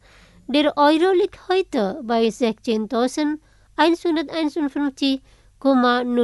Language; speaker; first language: German; non-native, fluent; Indonesian